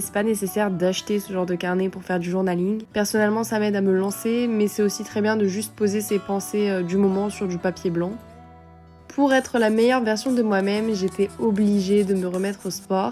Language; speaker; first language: French; native; French